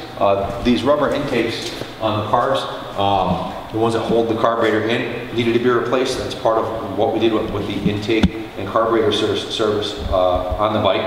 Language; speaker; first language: English; native; English